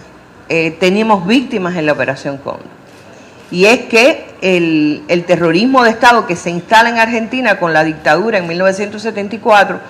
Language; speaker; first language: Spanish; native; Spanish